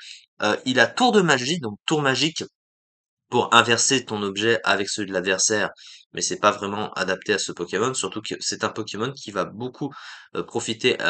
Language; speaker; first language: French; native; French